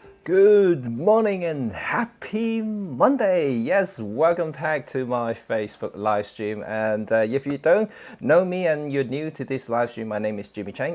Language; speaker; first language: English; non-native, local second language; Cantonese